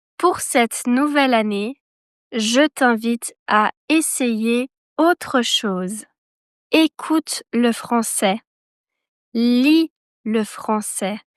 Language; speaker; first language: French; native; French